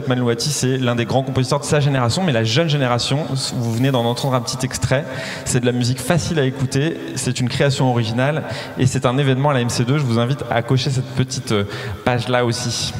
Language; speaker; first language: French; native; French